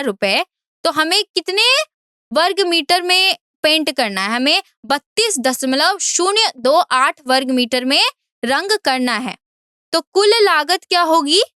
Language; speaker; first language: Hindi; native; Hindi